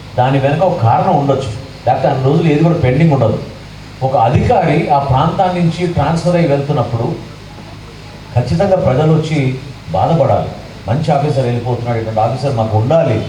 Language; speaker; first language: Telugu; native; Telugu